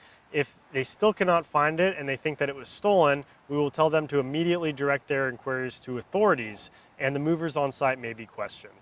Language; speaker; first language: English; native; English